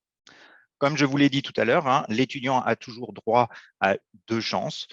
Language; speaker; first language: French; native; French